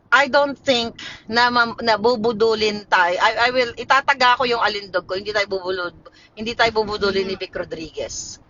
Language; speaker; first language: Filipino; non-native, local second language; Hiligaynon